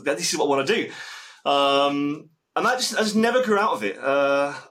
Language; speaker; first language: English; native; English